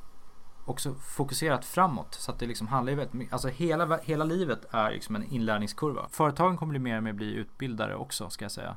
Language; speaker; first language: Swedish; native; Swedish